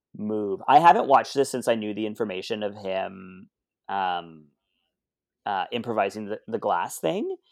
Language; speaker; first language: English; native; English